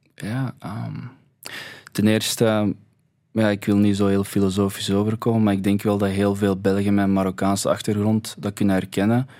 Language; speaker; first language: Dutch; early bilingual, other home language; Arabic